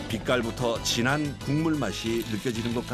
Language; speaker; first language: Korean; native; Korean